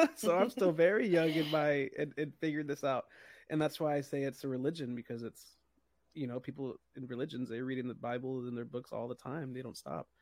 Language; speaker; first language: English; native; English